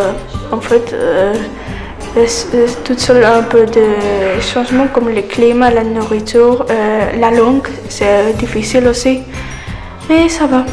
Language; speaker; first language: French; non-native, learner; Spanish